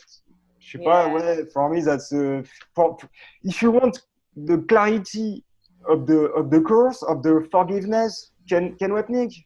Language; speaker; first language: English; non-native, learner; French